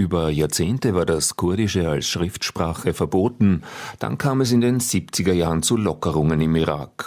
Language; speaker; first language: German; native; German